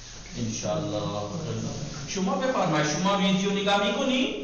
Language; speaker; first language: Persian; non-native, fluent; Urdu